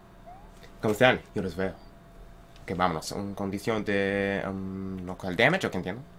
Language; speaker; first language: Spanish; early bilingual, heritage; Spanish